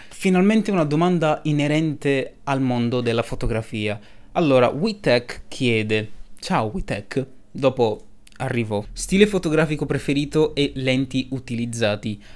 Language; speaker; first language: Italian; early bilingual, other home language; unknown